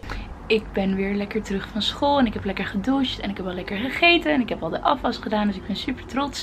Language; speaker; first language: Dutch; native; Dutch